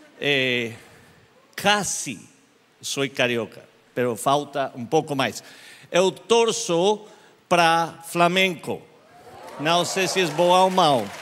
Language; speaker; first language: Portuguese; non-native, learner; English